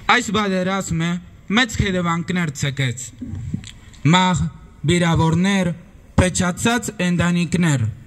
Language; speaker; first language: Armenian; early bilingual, heritage; Armenian